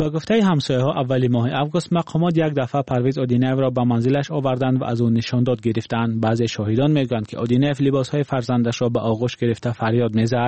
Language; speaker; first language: Persian; native; Persian